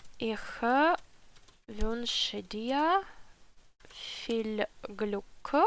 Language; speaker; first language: German; non-native, learner; Ukrainian